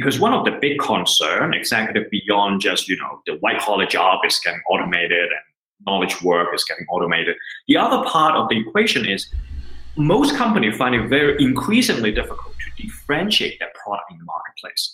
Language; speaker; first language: English; non-native, local second language; Cantonese